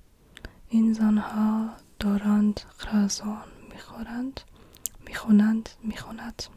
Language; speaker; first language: Persian; non-native, learner; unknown